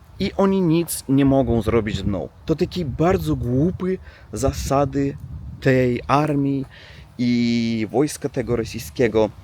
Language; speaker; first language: Polish; non-native, learner; Russian